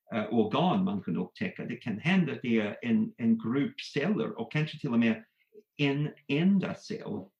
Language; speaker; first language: Swedish; non-native, fluent; English